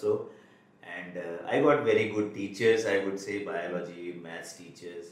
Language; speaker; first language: English; non-native, local second language; Marwari